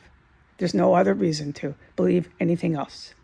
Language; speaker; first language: English; native; English